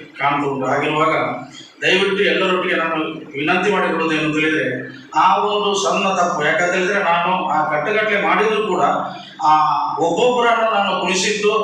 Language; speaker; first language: Kannada; non-native, local second language; Tulu